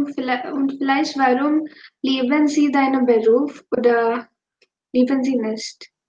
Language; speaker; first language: German; non-native, fluent; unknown